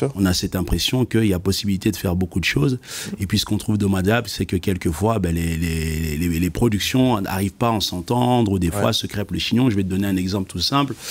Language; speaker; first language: French; native; French